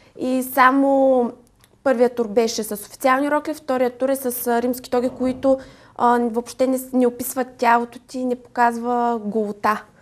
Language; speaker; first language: Bulgarian; native; Bulgarian